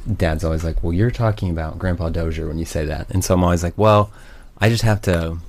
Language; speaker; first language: English; native; English